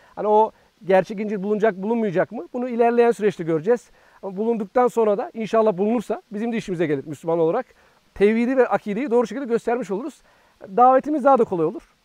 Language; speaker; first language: Turkish; native; Turkish